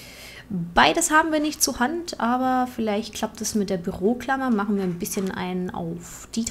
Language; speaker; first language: German; native; German